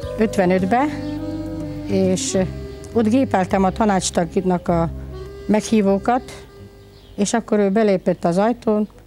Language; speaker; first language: Hungarian; native; Hungarian